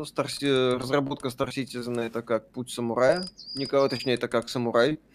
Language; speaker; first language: Russian; native; Russian